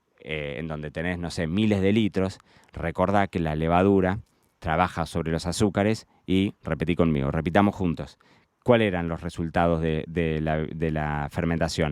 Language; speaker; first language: Spanish; native; Spanish